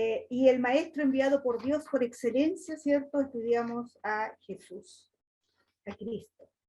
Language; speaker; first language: Spanish; native; Spanish